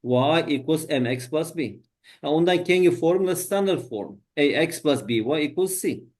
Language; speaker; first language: English; non-native, fluent; Uzbek